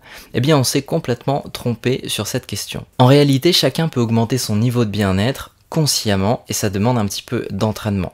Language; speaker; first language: French; native; French